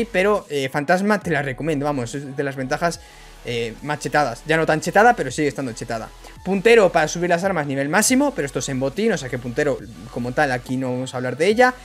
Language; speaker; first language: Spanish; native; Spanish